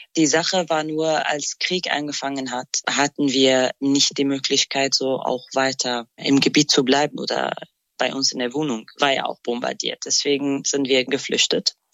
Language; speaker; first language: German; non-native, fluent; Kurdish